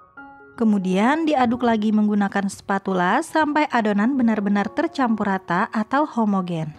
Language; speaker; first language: Indonesian; native; Indonesian